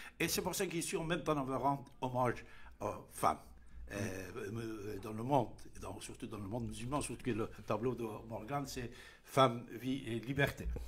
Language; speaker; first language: French; non-native, fluent; Persian